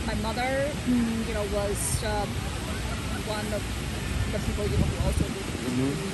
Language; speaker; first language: English; non-native, learner; Chinese